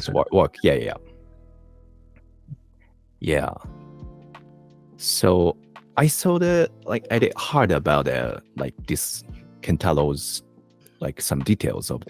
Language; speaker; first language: English; non-native, learner; Japanese